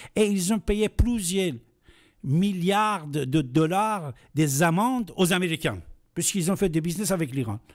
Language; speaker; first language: French; non-native, fluent; Persian